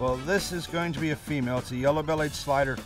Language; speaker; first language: English; native; English